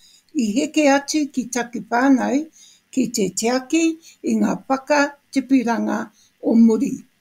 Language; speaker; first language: Māori; non-native, local second language; English